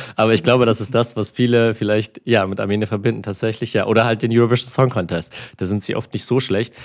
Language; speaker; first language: German; early bilingual, other home language; Armenian